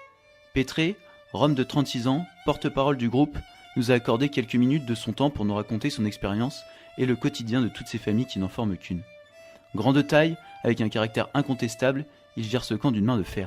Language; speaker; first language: French; native; French